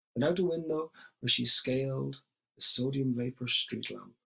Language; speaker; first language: English; native; English